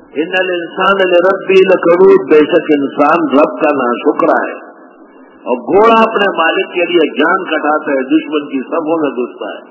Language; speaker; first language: Urdu; non-native, local second language; Pashto